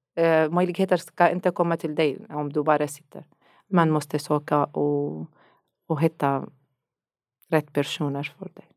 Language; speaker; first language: Swedish; non-native, fluent; Arabic